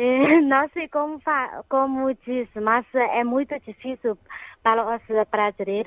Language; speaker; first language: Portuguese; non-native, fluent; Chinese